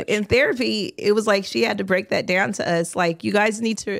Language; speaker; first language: English; native; English